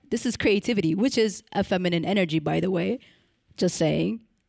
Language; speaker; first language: English; early bilingual, other home language; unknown